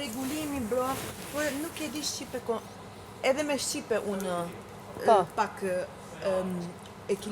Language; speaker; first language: Albanian; non-native, learner; English